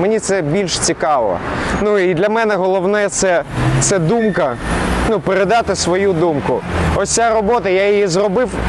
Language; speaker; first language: Ukrainian; non-native, local second language; Russian